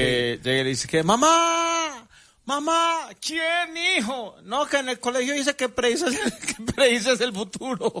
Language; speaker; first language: Spanish; native; Spanish